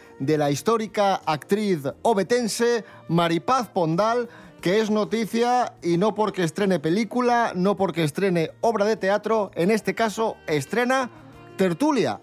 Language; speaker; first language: Spanish; native; Spanish